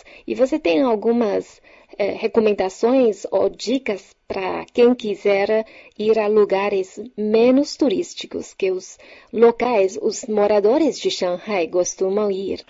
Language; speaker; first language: Portuguese; non-native, fluent; Chinese